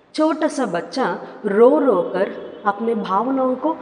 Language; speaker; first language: Hindi; non-native, local second language; Kannada